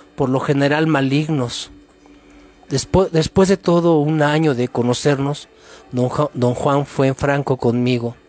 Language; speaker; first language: Spanish; native; Spanish